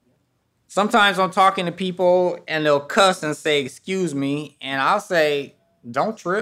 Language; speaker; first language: English; native; English